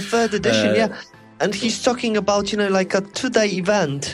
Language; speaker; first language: English; non-native, fluent; Polish